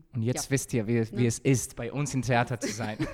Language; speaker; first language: German; non-native, fluent; Spanish